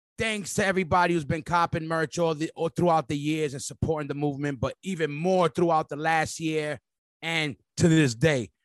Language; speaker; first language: English; native; English